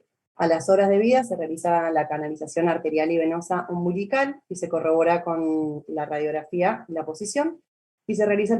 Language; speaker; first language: Spanish; native; Spanish